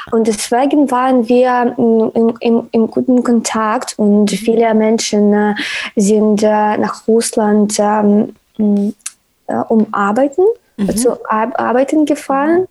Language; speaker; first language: German; non-native, learner; Ukrainian